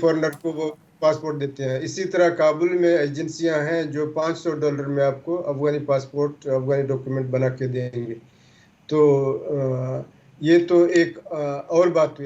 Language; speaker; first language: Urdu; non-native, local second language; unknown